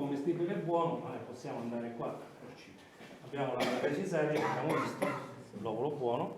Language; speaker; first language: Italian; native; Italian